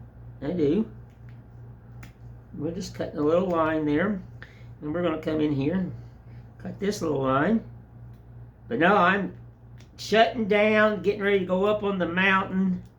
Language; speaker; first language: English; native; English